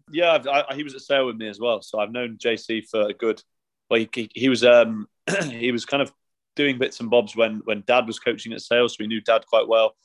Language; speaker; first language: English; native; English